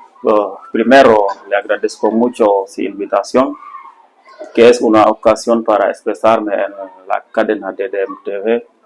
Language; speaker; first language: Spanish; non-native, fluent; Serer